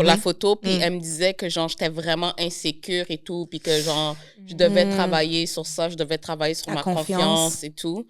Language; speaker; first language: French; native; French